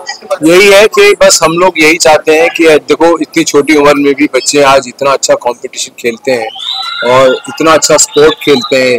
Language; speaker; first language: Hindi; native; Hindi